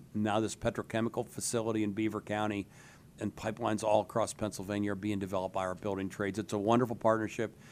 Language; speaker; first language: English; native; English